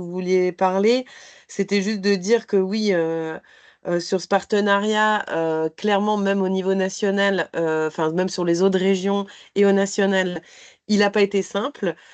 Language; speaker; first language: French; native; French